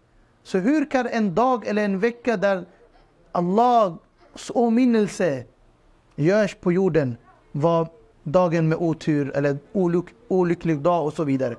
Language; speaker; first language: Swedish; non-native, fluent; Urdu